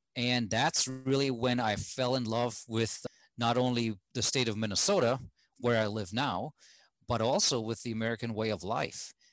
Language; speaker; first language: English; non-native, fluent; German